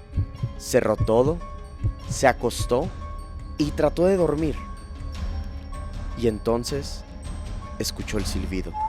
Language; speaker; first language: Spanish; native; Spanish